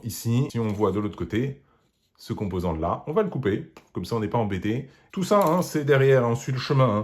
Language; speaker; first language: French; native; French